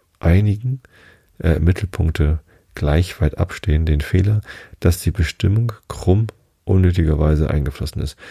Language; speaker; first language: German; native; German